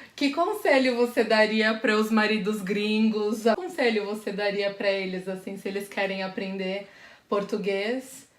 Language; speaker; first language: Portuguese; native; Portuguese